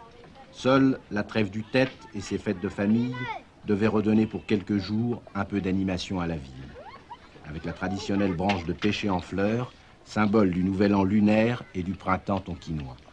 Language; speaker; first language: French; native; French